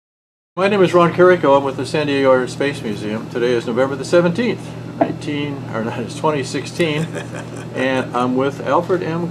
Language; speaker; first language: English; native; English